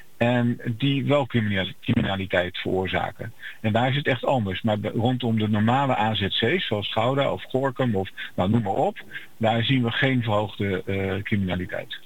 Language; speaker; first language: Dutch; native; Dutch